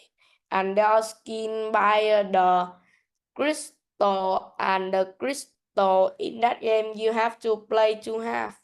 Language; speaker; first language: English; non-native, learner; Vietnamese